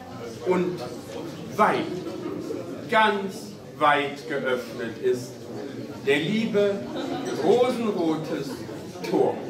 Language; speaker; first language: German; native; German